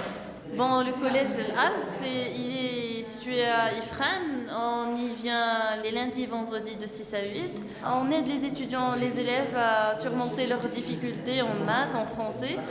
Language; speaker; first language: French; non-native, local second language; Arabic